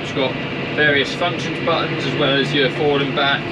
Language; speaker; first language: English; native; English